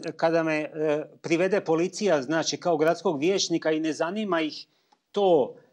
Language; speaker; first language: Croatian; native; Croatian